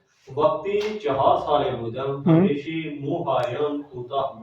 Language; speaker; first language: Persian; non-native, learner; Urdu